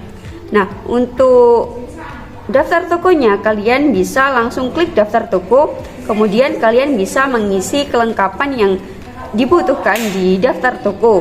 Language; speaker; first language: Indonesian; native; Indonesian